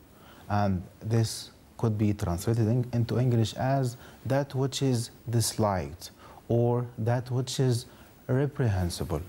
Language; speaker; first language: English; non-native, fluent; Arabic